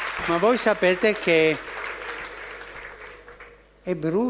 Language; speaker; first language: Italian; early bilingual, heritage; Spanish